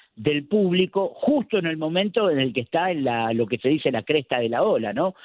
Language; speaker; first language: Spanish; native; Spanish